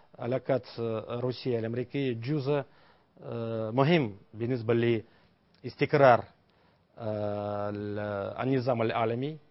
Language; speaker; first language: Arabic; non-native, fluent; Russian